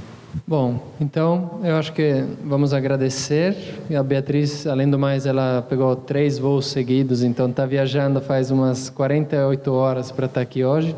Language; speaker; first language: Portuguese; non-native, fluent; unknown